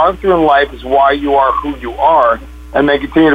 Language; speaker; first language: English; native; English